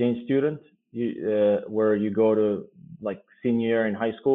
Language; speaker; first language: English; non-native, fluent; Albanian